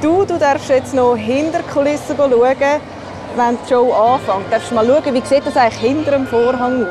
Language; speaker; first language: German; native; German